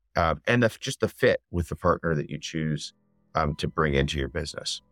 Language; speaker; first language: English; native; English